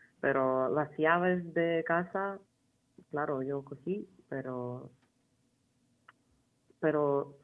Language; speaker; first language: Spanish; non-native, fluent; Ukrainian